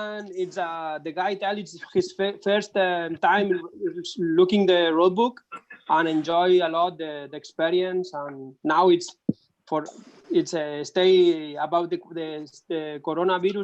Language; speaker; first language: English; non-native, learner; Spanish